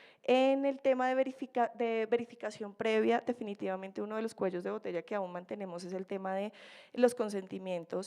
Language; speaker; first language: Spanish; native; Spanish